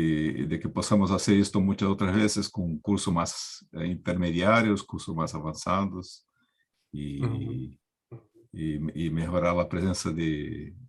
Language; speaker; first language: Spanish; non-native, learner; Portuguese